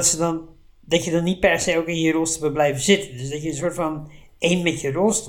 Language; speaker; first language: Dutch; native; Dutch